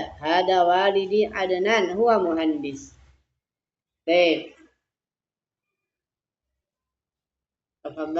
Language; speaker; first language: Arabic; non-native, fluent; Indonesian